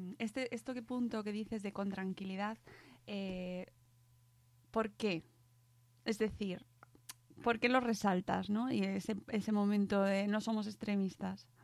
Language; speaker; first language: Spanish; native; Spanish